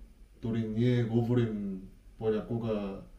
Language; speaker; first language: Bulgarian; non-native, learner; Korean